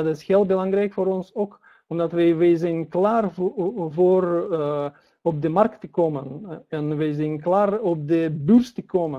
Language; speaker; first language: Dutch; non-native, learner; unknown